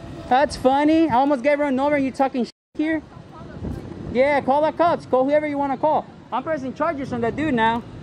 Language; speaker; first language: English; early bilingual, other home language; Spanish